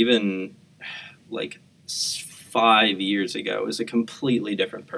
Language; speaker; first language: English; native; English